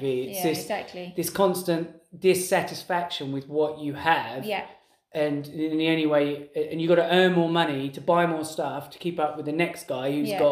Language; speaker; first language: English; native; English